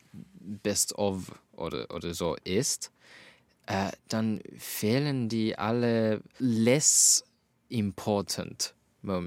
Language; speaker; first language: German; non-native, fluent; Finnish